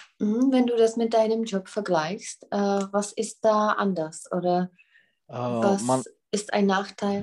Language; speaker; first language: German; non-native, fluent; Czech